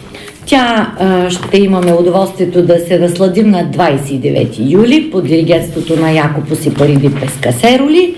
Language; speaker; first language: Bulgarian; native; Bulgarian